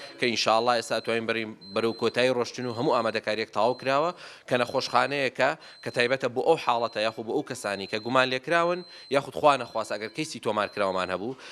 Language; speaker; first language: Central Kurdish; native; Central Kurdish